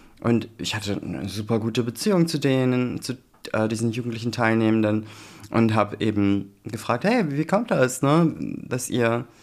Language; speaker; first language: German; early bilingual, other home language; Turkish